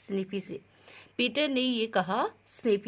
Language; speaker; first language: Hindi; native; Hindi